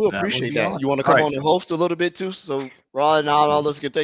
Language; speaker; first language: English; native; English